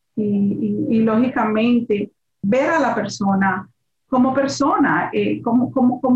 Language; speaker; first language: Spanish; native; Spanish